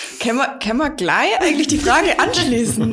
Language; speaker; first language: German; native; German